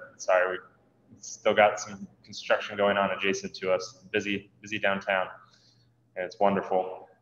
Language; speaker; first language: English; native; English